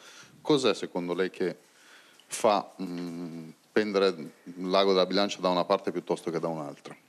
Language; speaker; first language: Italian; native; Italian